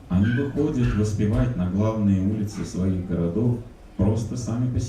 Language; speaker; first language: Russian; native; Russian